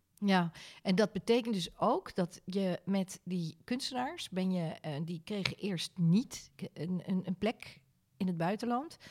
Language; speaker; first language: Dutch; native; Dutch